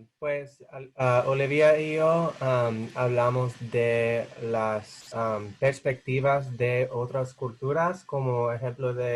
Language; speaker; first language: Spanish; non-native, fluent; English